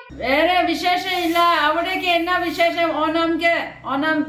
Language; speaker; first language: Malayalam; non-native, learner; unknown